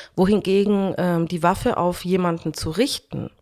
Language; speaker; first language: German; early bilingual, other home language; Hungarian